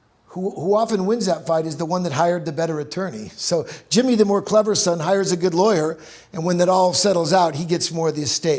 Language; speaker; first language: English; native; English